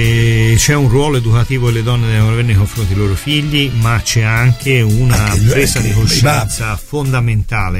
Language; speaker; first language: Italian; native; Italian